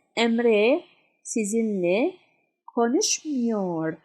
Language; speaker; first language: Turkish; non-native, fluent; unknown